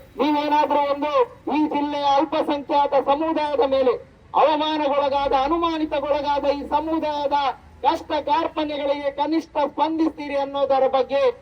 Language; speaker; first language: Kannada; native; Kannada